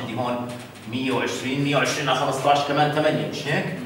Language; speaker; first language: Arabic; native; Arabic